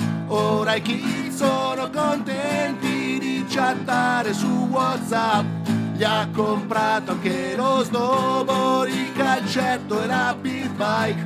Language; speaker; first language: Italian; native; Italian